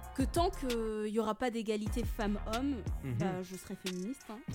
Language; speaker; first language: French; native; French